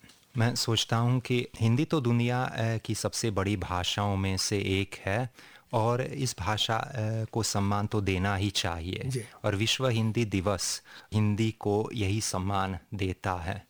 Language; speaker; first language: Hindi; non-native, fluent; Hungarian